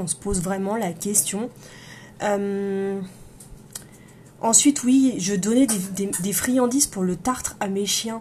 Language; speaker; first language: French; native; French